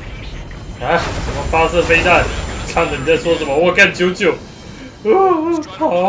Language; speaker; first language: Chinese; native; Chinese